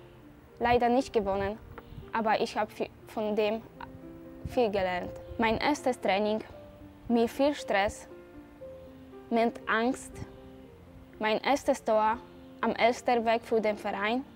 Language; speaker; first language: German; non-native, fluent; Polish